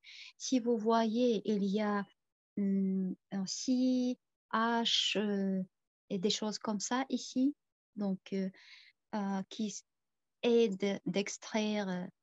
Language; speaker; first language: French; non-native, fluent; Tuvinian